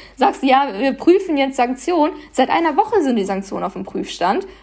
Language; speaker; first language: German; non-native, fluent; Persian